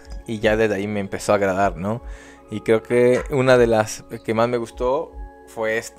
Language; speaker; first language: Spanish; native; Spanish